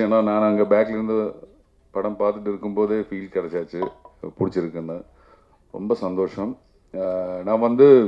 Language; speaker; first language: Tamil; non-native, learner; Malayalam